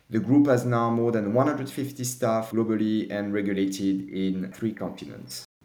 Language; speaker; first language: English; non-native, fluent; French